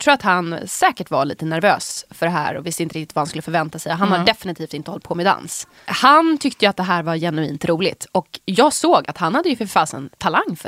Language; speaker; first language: Swedish; native; Swedish